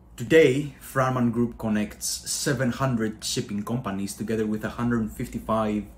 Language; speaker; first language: English; non-native, fluent; Greek